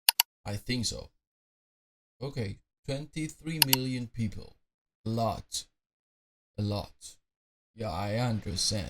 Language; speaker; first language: English; non-native, fluent; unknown